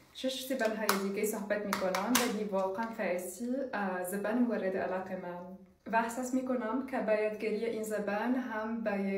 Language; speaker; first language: Persian; non-native, learner; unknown